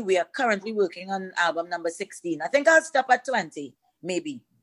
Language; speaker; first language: English; native; English